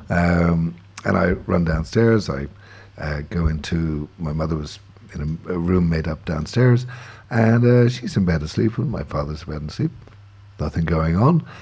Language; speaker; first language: English; native; English